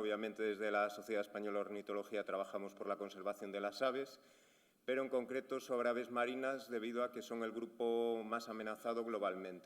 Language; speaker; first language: Spanish; native; Spanish